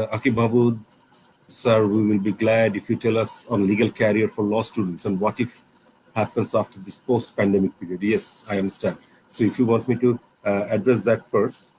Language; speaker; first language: English; non-native, local second language; Bangla